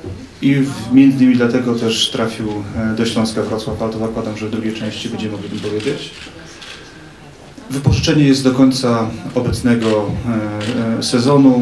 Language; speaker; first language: Polish; native; Polish